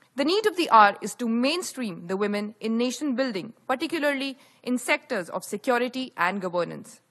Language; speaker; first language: English; non-native, local second language; Hindi